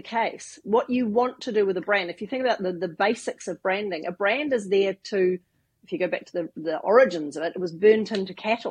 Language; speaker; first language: English; native; English